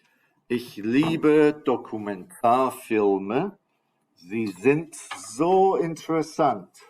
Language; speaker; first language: German; non-native, fluent; English